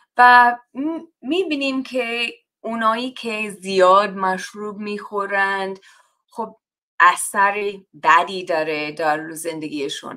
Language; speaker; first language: Persian; non-native, fluent; English